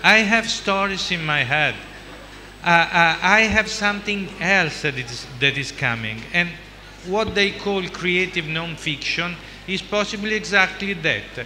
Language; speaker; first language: English; non-native, fluent; Italian